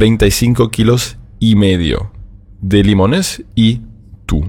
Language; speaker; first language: Spanish; non-native, fluent; German